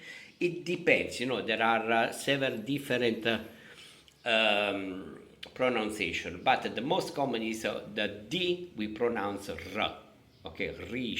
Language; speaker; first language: English; non-native, fluent; Italian